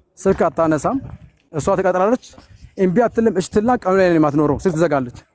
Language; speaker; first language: Amharic; non-native, local second language; Sebat Bet Gurage